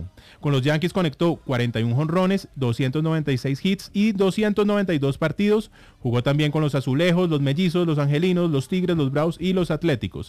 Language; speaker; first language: Spanish; native; Spanish